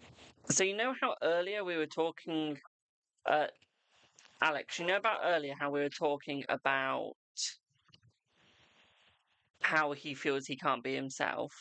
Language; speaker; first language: English; native; English